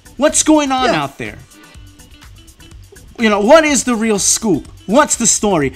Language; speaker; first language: English; early bilingual, other home language; Spanish